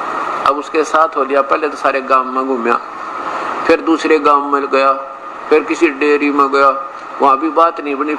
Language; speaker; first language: Hindi; non-native, local second language; Haryanvi